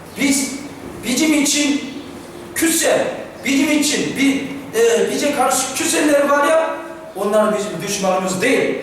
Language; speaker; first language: Turkish; non-native, fluent; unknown